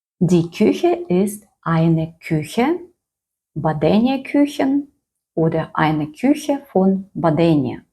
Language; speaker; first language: German; non-native, fluent; Ukrainian